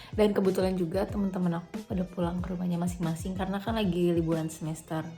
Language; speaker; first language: Indonesian; native; Indonesian